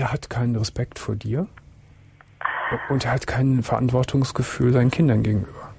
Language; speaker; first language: German; native; German